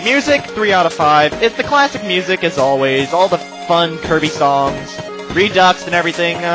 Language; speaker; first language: English; native; English